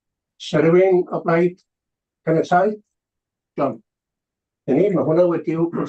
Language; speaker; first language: Welsh; native; Welsh